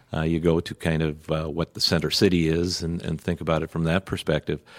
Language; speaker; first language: English; native; English